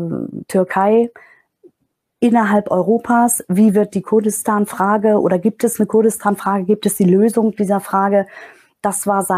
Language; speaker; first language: German; non-native, fluent; Kurdish